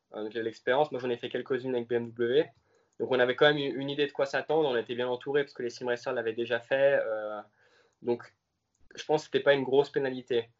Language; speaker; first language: French; native; French